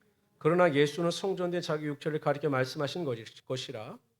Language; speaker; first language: Korean; native; Korean